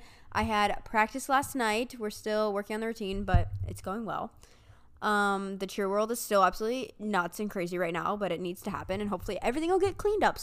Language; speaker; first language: English; native; English